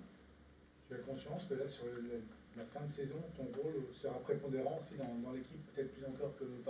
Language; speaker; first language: French; native; French